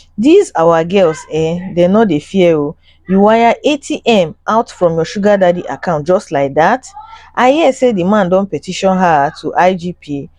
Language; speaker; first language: Nigerian Pidgin; non-native, local second language; Yoruba